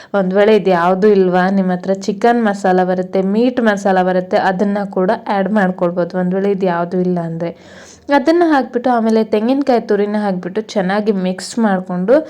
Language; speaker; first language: Kannada; native; Kannada